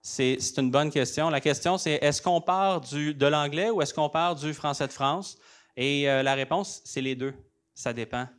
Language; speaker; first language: French; native; French